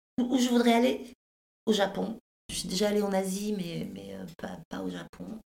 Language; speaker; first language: French; native; French